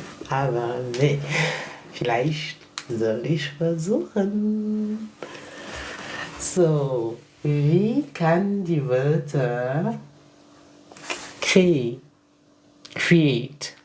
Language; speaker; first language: German; non-native, learner; French